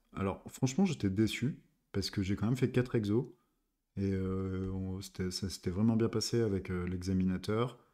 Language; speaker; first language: French; native; French